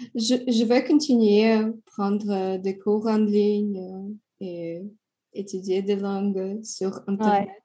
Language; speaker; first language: French; non-native, fluent; Russian